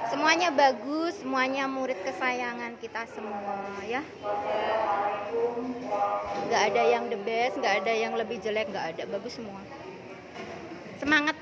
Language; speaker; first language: Indonesian; native; Indonesian